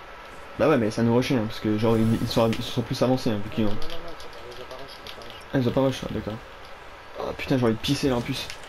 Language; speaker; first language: French; native; French